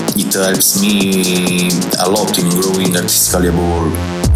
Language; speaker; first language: English; non-native, fluent; Italian